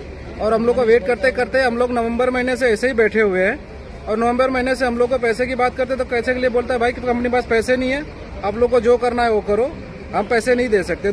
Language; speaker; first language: Hindi; native; Hindi